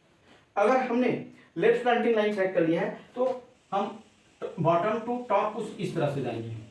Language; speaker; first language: Hindi; native; Hindi